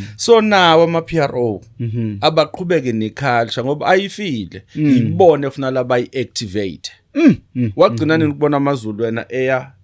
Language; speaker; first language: Zulu; native; Zulu